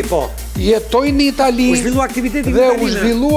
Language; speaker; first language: Albanian; native; Albanian